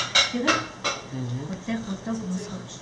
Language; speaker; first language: Hebrew; non-native, fluent; Russian